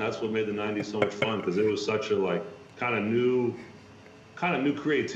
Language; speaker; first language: English; native; English